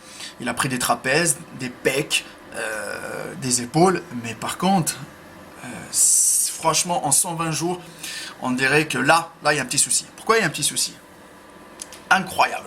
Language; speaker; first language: French; native; French